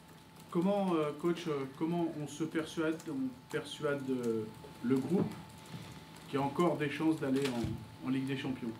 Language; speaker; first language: French; native; French